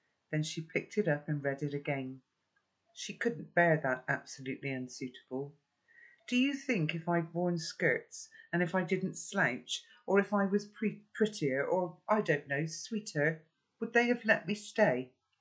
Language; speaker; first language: English; native; English